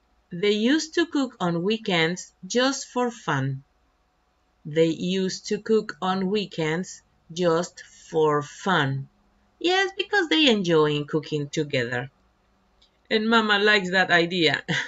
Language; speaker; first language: English; non-native, fluent; Spanish